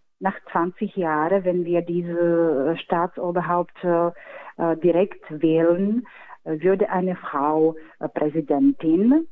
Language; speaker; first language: German; non-native, fluent; Slovak